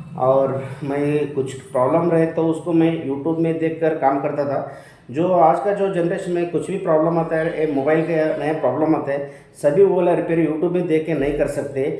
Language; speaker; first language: Hindi; non-native, local second language; Kannada